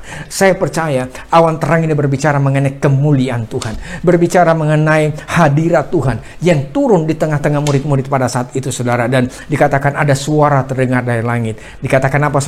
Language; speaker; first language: Indonesian; native; Indonesian